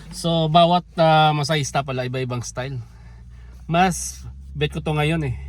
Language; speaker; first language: Filipino; non-native, local second language; Hiligaynon